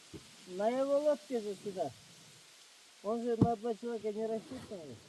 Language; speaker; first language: Russian; non-native, local second language; Kyrgyz